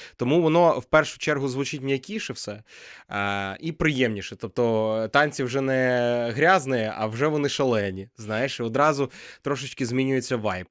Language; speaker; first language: Ukrainian; non-native, local second language; Russian